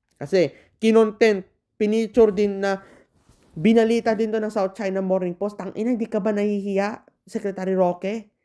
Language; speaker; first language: Filipino; non-native, local second language; Iloko